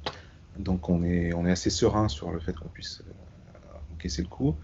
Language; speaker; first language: French; native; French